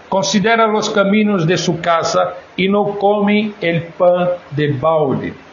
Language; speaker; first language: Spanish; non-native, fluent; Portuguese